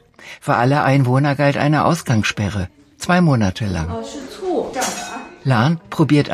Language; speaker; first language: German; native; German